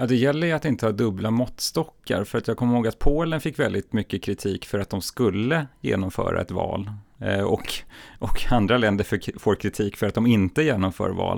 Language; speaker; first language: Swedish; native; Swedish